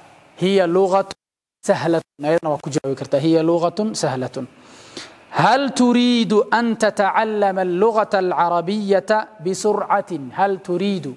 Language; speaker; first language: Arabic; non-native, local second language; Somali